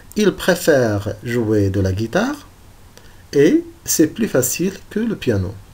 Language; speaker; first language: French; non-native, local second language; Arabic